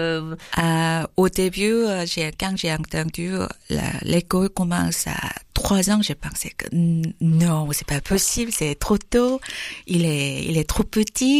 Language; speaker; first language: French; non-native, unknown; Korean